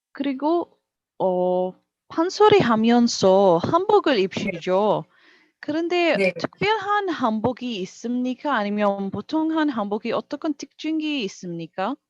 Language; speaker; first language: Korean; non-native, learner; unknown